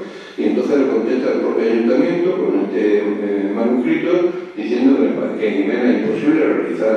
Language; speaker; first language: Spanish; native; Spanish